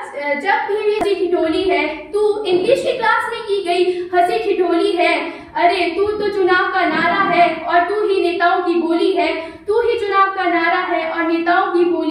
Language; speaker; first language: Hindi; native; Hindi